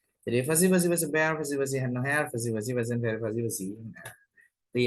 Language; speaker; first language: English; non-native, fluent; Indonesian